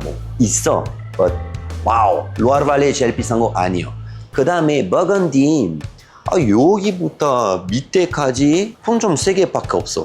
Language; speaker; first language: Korean; non-native, learner; French